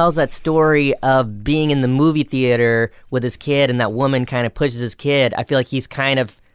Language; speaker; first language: English; early bilingual, other home language; Hindi